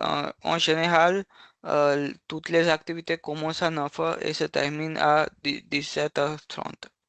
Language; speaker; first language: French; non-native, fluent; Hindi